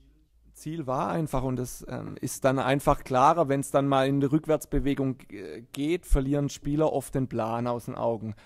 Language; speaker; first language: German; native; German